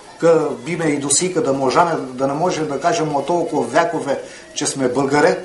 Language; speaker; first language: Bulgarian; early bilingual, heritage; Bulgarian